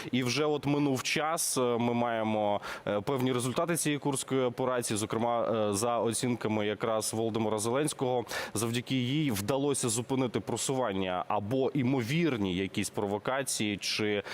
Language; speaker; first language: Ukrainian; native; Ukrainian